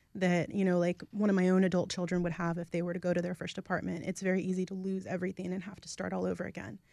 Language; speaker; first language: English; native; English